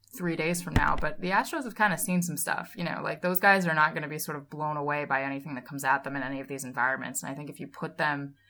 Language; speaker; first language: English; native; English